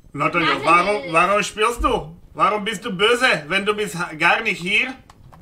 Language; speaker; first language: German; non-native, learner; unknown